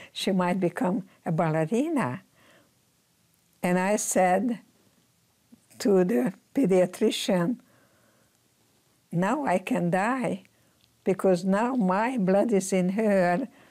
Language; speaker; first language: English; non-native, fluent; Hungarian